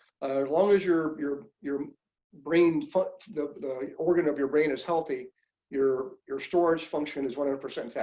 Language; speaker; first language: English; native; English